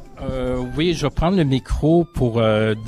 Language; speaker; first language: French; non-native, learner; English